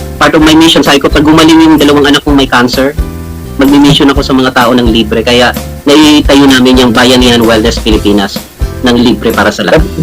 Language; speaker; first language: Filipino; non-native, local second language; Bikol